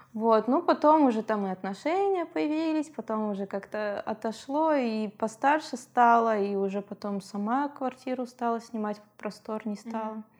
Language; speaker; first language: Russian; native; Russian